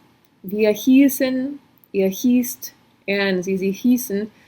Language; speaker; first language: German; non-native, fluent; English